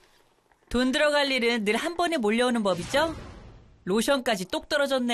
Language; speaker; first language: Korean; native; Korean